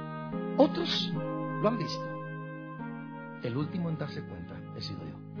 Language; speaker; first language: Spanish; native; Spanish